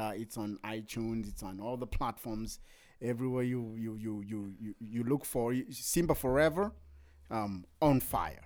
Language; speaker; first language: English; non-native, local second language; Shona